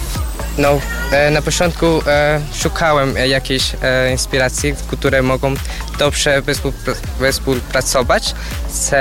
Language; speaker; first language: Polish; non-native, learner; Spanish